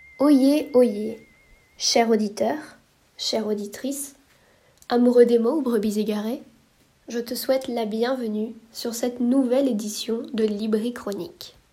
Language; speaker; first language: French; native; French